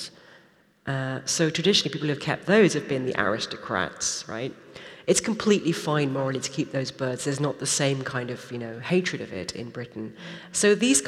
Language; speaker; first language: English; native; English